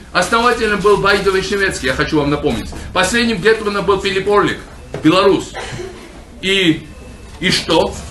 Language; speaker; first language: Russian; non-native, local second language; Georgian